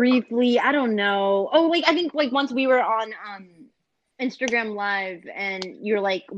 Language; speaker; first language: English; native; English